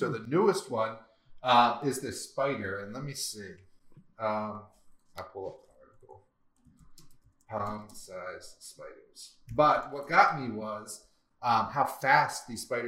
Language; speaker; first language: English; native; English